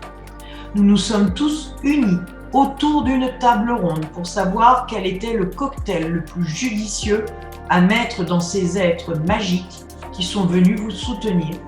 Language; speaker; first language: French; native; French